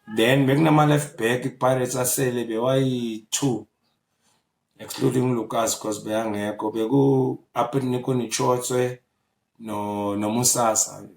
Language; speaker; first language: Zulu; native; Zulu